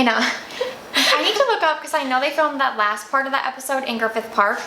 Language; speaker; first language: English; native; English